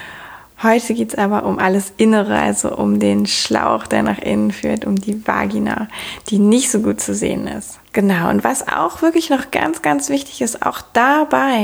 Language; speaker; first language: German; native; German